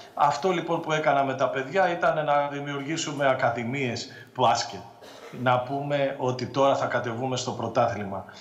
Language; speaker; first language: Greek; native; Greek